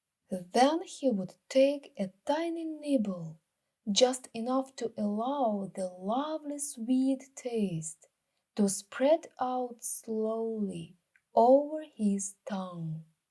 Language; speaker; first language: English; non-native, fluent; Ukrainian